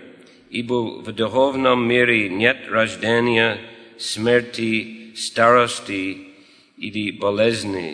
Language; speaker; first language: Russian; non-native, fluent; English